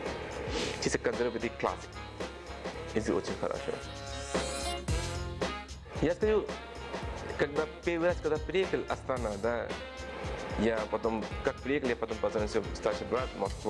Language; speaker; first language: Russian; non-native, learner; Tamil